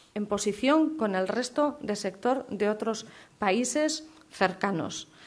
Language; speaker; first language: Spanish; native; Spanish